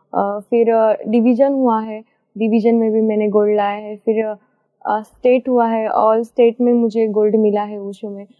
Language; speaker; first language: Hindi; non-native, local second language; Marathi